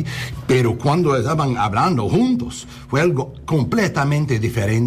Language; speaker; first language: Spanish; non-native, learner; English